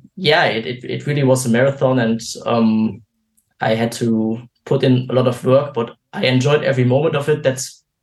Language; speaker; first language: English; non-native, fluent; German